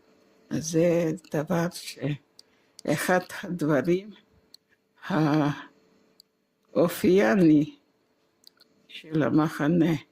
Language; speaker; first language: Hebrew; non-native, fluent; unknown